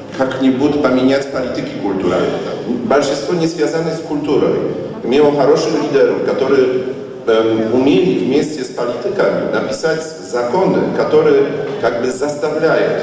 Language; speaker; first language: Polish; non-native, learner; Russian